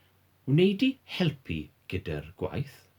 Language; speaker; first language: Welsh; non-native, fluent; English